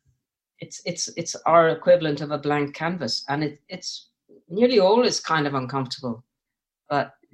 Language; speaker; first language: English; native; English